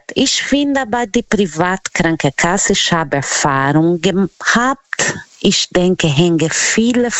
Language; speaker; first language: German; non-native, fluent; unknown